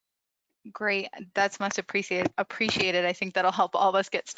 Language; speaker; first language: English; native; English